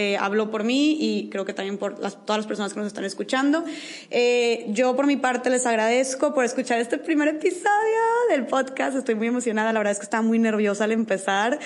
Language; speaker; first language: Spanish; native; Spanish